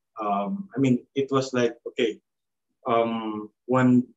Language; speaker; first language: English; non-native, local second language; Cebuano